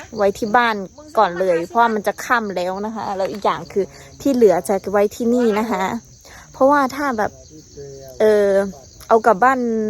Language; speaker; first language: Thai; non-native, local second language; Shan